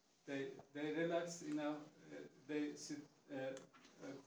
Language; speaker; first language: English; non-native, learner; Turkish